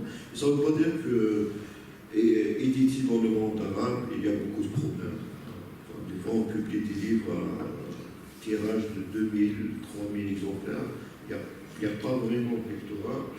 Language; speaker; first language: French; non-native, local second language; Arabic